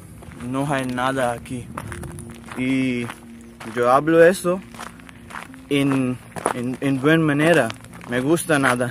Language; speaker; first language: Spanish; non-native, learner; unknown